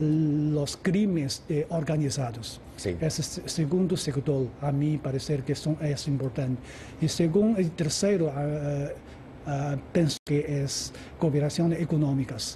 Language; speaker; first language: Spanish; non-native, fluent; Chinese